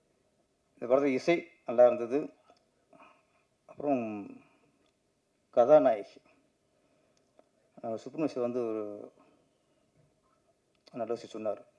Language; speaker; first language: Tamil; native; Tamil